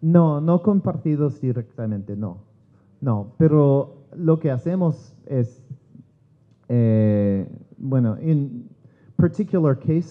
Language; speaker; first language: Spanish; non-native, learner; English